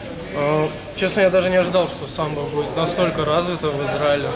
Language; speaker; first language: Russian; native; Russian